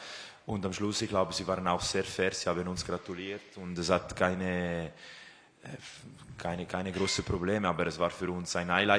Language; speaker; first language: German; non-native, fluent; Italian